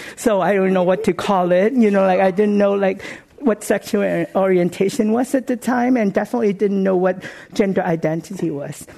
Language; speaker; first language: English; non-native, local second language; Cantonese